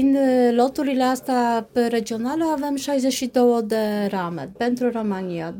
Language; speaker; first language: Romanian; non-native, fluent; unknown